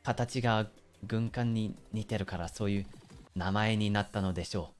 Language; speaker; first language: Japanese; early bilingual, other home language; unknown